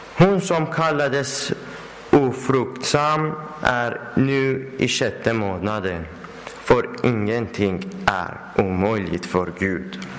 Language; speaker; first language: Swedish; non-native, learner; Persian